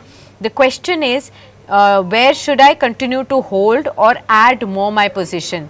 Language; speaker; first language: English; non-native, local second language; Hindi